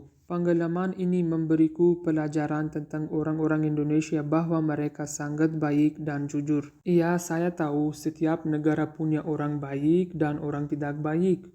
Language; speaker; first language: Indonesian; non-native, fluent; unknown